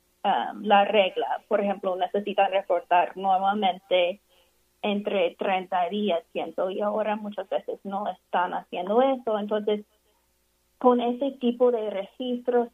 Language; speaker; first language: Spanish; non-native, fluent; English